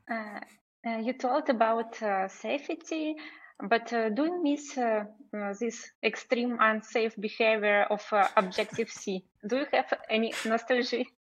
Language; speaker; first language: English; non-native, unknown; Russian